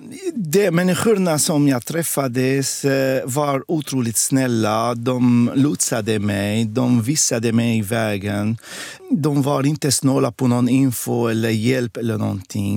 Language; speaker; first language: Swedish; non-native, fluent; Arabic